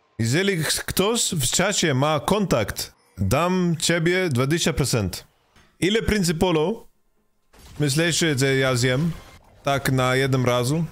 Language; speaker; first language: Polish; non-native, learner; Swedish